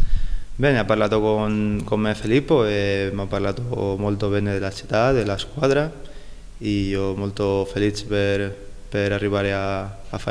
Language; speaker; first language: Italian; non-native, learner; Spanish